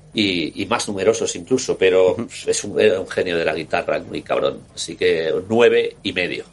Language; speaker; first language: Spanish; native; Spanish